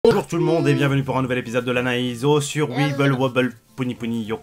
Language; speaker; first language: French; native; French